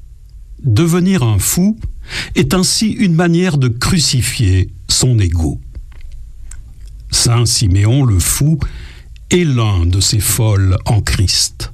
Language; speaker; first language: French; native; French